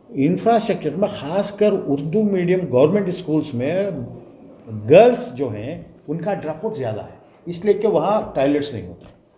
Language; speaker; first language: Hindi; non-native, local second language; Urdu